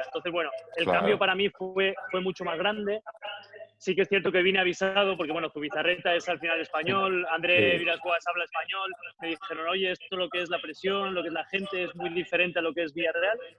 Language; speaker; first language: Spanish; native; Spanish